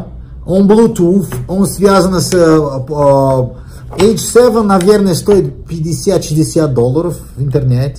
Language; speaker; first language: Russian; non-native, learner; Portuguese